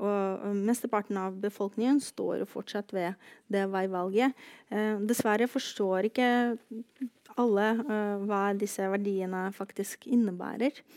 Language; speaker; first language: Norwegian; non-native, fluent; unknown